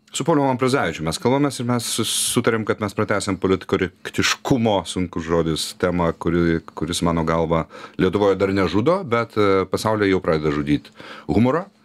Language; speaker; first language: Lithuanian; native; Lithuanian